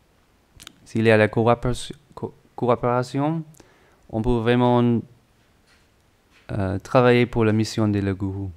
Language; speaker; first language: French; non-native, learner; English